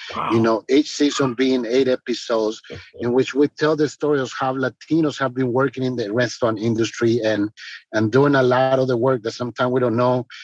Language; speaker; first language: English; non-native, fluent; Spanish